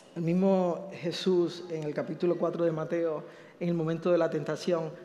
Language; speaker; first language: Spanish; native; Spanish